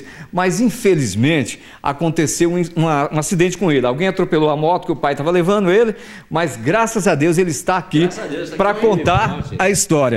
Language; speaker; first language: Portuguese; native; Portuguese